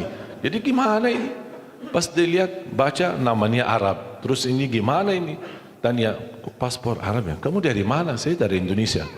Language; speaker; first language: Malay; non-native, fluent; Arabic